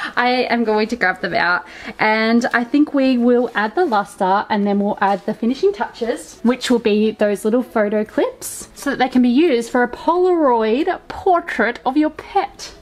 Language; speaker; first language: English; native; English